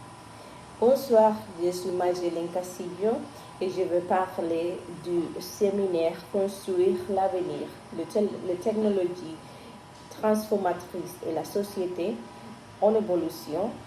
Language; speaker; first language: French; non-native, learner; Spanish